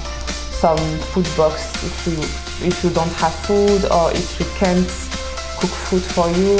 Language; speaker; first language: English; non-native, fluent; French